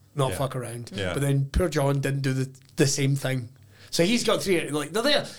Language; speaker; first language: English; native; English